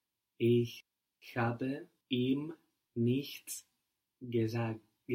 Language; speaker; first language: German; non-native, learner; English